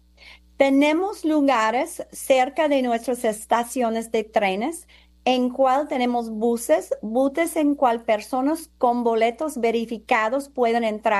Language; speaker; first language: Spanish; non-native, fluent; English